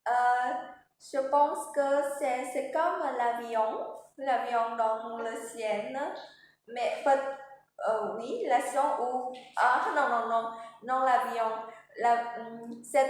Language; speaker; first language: French; non-native, learner; Vietnamese